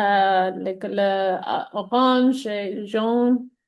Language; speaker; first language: French; non-native, learner; Spanish